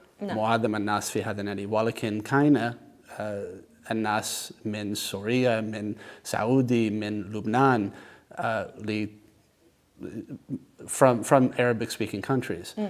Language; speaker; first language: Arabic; non-native, learner; English